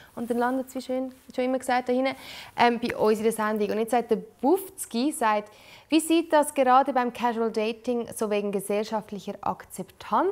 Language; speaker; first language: German; native; German